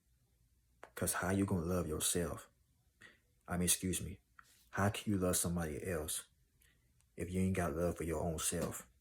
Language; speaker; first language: English; native; English